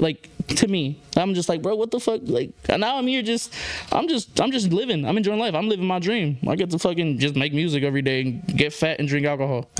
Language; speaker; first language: English; early bilingual, other home language; Spanish